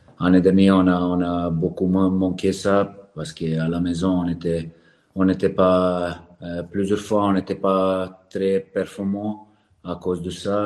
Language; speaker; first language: French; non-native, learner; Serbian